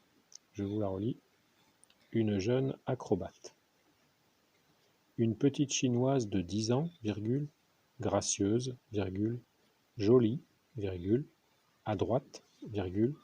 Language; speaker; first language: French; native; French